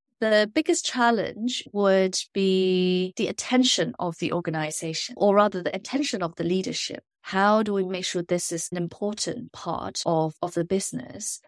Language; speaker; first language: English; non-native, local second language; Chinese